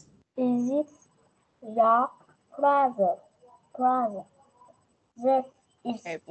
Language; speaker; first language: English; non-native, learner; Vietnamese